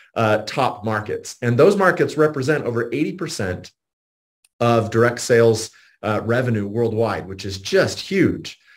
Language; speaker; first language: English; native; English